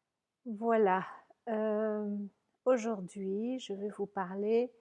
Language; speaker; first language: French; native; French